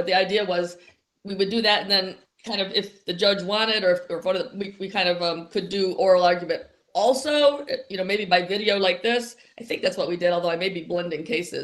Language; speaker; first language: English; native; English